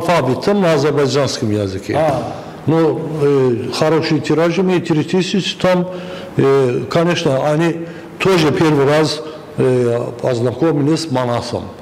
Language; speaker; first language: Russian; non-native, fluent; Azerbaijani